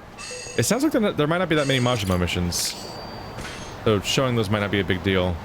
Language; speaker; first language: English; native; English